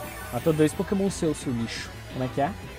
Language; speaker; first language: Portuguese; native; Portuguese